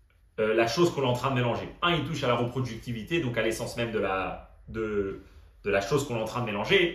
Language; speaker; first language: French; native; French